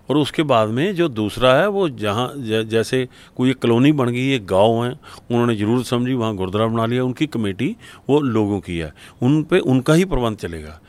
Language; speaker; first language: Hindi; non-native, local second language; Punjabi